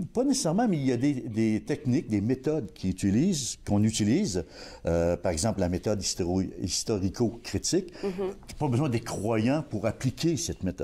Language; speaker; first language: French; native; French